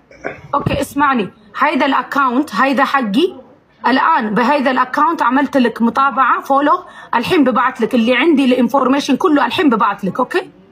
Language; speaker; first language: Arabic; non-native, fluent; Amharic